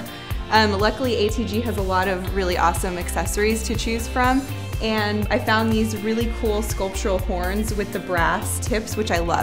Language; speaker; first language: English; native; English